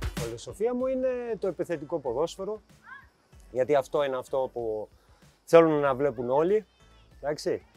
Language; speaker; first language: Greek; early bilingual, heritage; Greek